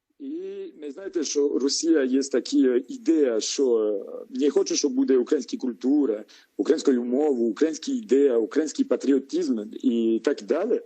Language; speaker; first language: Ukrainian; non-native, learner; French